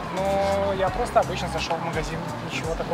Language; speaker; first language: Russian; native; Russian